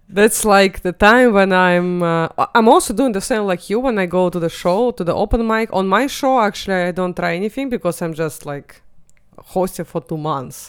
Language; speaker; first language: English; non-native, fluent; Russian